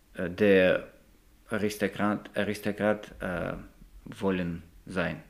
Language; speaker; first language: German; non-native, learner; Russian